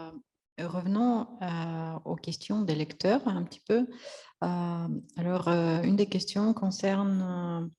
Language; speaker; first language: French; non-native, fluent; Russian